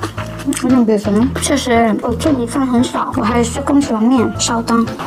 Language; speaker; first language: Chinese; non-native, learner; Korean